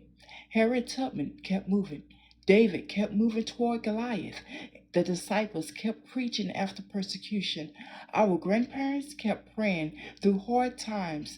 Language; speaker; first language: English; native; English